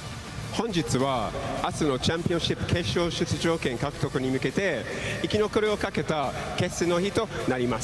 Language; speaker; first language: Japanese; native; Japanese